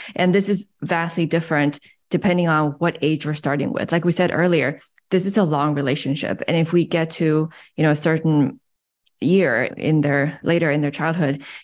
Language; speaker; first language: English; early bilingual, other home language; Chinese